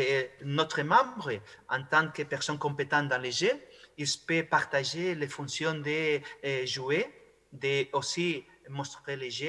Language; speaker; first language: French; non-native, fluent; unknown